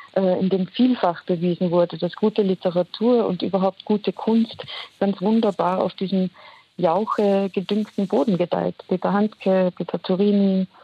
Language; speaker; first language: German; native; German